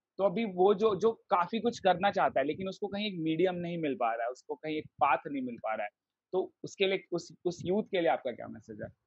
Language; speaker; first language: Hindi; native; Hindi